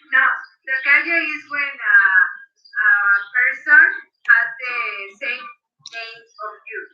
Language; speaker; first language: English; non-native, learner; Spanish